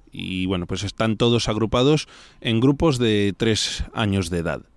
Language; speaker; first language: Spanish; native; Spanish